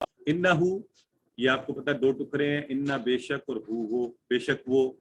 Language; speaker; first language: Hindi; non-native, local second language; Urdu